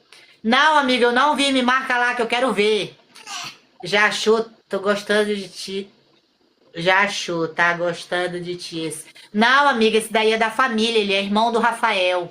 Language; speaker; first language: Portuguese; native; Portuguese